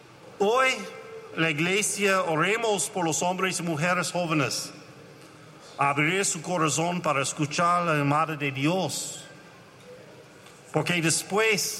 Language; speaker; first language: Spanish; non-native, learner; English